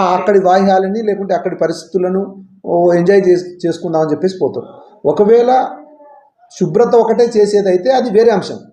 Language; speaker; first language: Telugu; native; Telugu